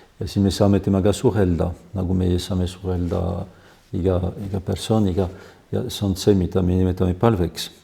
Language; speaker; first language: Estonian; non-native, fluent; French